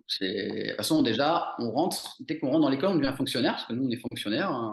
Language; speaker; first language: French; native; French